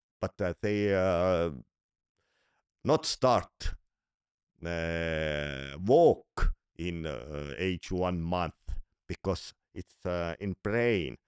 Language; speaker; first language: English; non-native, learner; Estonian